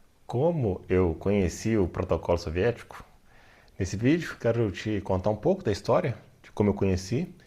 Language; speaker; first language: Portuguese; native; Portuguese